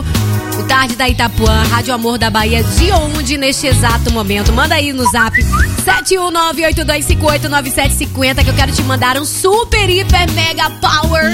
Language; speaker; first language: Portuguese; native; Portuguese